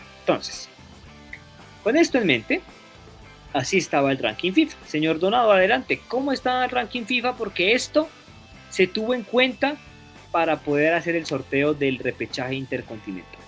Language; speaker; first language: Spanish; native; Spanish